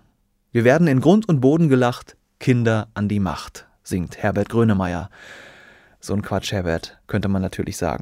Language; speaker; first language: German; native; German